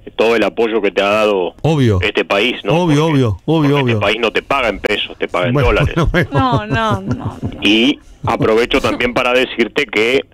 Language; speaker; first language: Spanish; native; Spanish